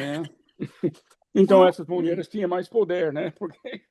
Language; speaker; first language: Portuguese; non-native, fluent; English